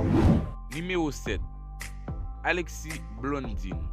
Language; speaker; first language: French; non-native, local second language; Haitian Creole